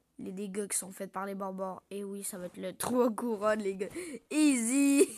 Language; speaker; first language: French; native; French